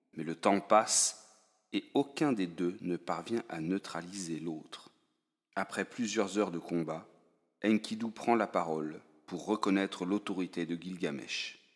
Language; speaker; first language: French; native; French